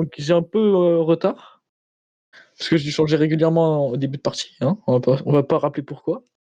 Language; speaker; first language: French; native; French